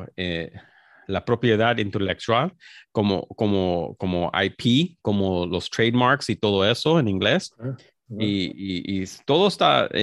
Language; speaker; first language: Spanish; early bilingual, heritage; Spanish